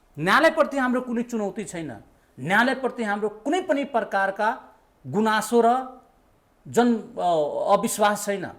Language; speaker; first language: Nepali; non-native, local second language; Maithili